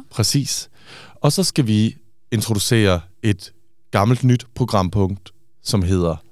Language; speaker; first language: Danish; native; Danish